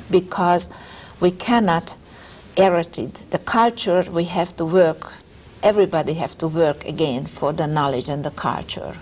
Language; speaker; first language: English; non-native, fluent; Hungarian